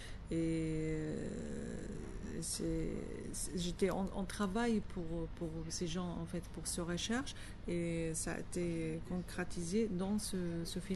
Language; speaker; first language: French; non-native, fluent; Arabic